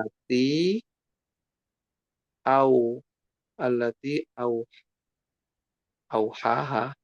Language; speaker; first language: Arabic; non-native, learner; Indonesian